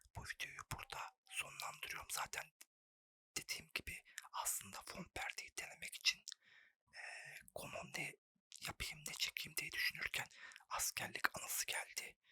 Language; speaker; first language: Turkish; native; Turkish